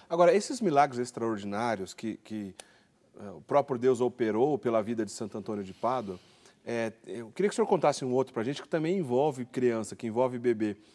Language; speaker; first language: Portuguese; native; Portuguese